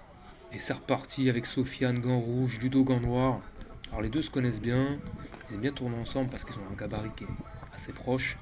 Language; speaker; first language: French; native; French